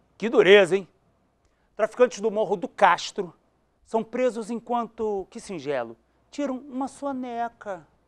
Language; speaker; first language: Portuguese; native; Portuguese